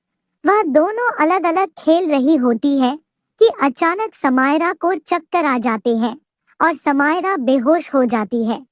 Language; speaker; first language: Hindi; native; Hindi